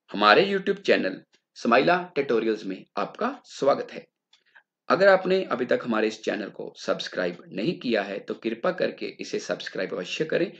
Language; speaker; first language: Hindi; non-native, local second language; Punjabi